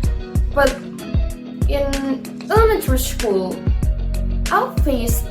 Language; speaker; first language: English; non-native, fluent; Indonesian